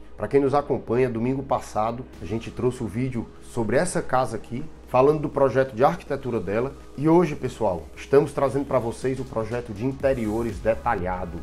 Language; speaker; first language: Portuguese; native; Portuguese